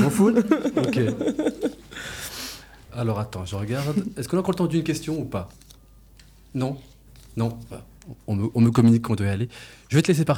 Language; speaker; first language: French; native; French